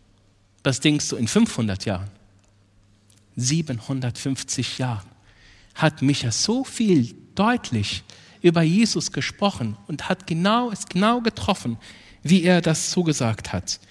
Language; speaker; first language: German; non-native, fluent; Arabic